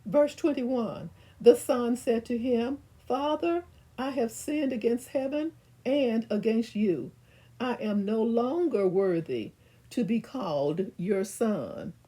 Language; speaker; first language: English; native; English